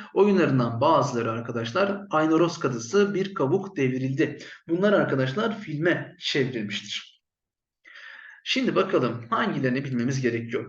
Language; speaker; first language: Turkish; native; Turkish